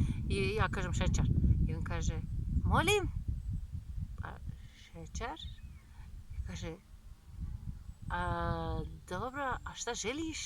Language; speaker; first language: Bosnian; non-native, fluent; Turkish